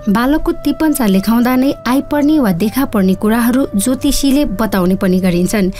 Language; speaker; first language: Nepali; non-native, local second language; Newari